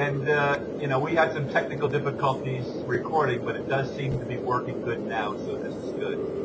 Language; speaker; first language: English; native; English